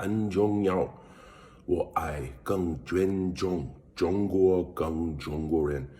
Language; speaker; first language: Chinese; non-native, learner; English